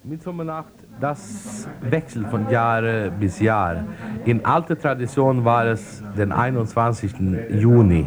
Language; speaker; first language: German; non-native, learner; Swedish